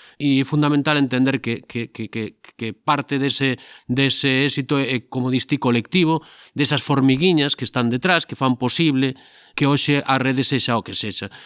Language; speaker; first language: Galician; native; Galician